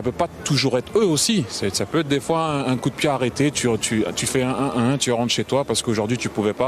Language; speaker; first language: French; native; French